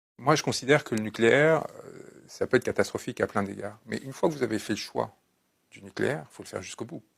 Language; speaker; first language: French; native; French